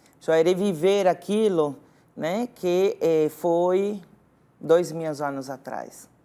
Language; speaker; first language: Portuguese; non-native, fluent; Italian